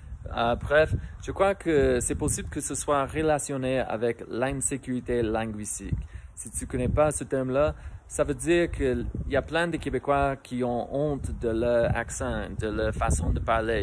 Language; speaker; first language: French; non-native, fluent; English